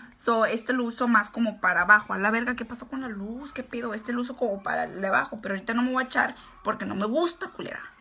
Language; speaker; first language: Spanish; early bilingual, heritage; Spanish